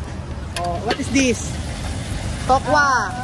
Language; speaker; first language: English; non-native, learner; Filipino